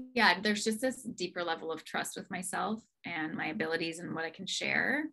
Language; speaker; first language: English; native; English